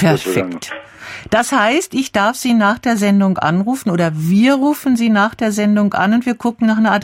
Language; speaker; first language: German; native; German